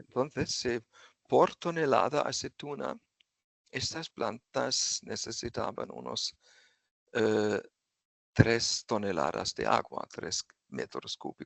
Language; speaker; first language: Spanish; non-native, fluent; German